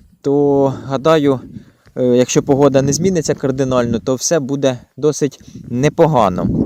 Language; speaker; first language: Ukrainian; native; Ukrainian